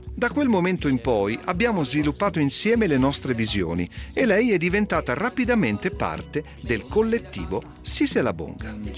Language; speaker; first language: Italian; native; Italian